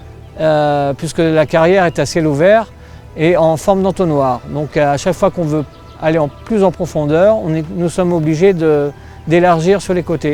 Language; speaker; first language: French; native; French